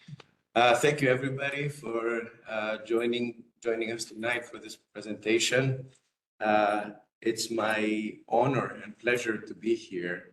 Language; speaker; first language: English; non-native, fluent; Greek